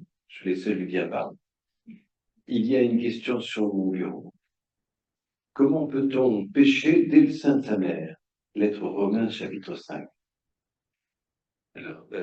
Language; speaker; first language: French; native; French